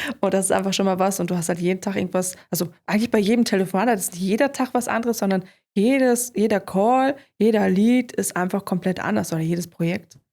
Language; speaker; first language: German; native; German